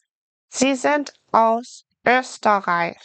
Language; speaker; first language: German; non-native, fluent; English